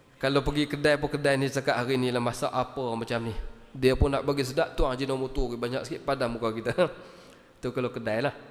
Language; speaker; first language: Malay; native; Malay